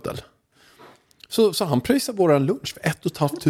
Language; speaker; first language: Swedish; native; Swedish